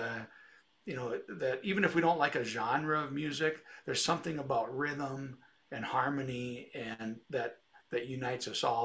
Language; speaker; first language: English; native; English